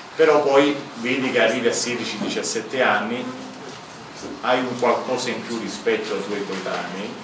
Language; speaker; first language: Italian; native; Italian